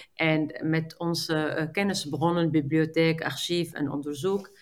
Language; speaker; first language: Dutch; non-native, fluent; Arabic